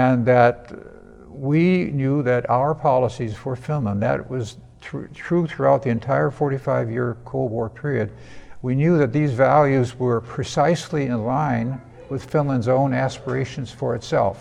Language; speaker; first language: English; native; English